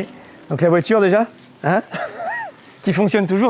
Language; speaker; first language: French; native; French